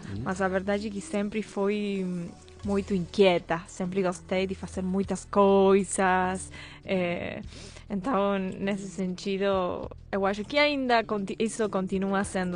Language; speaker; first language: Portuguese; non-native, fluent; Spanish